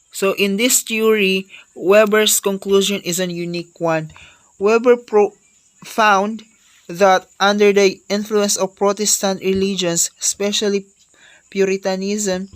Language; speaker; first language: English; non-native, local second language; Filipino